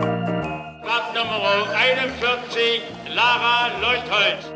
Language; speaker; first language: German; native; German